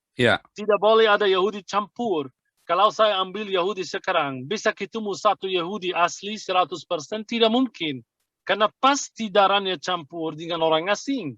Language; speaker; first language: Indonesian; non-native, fluent; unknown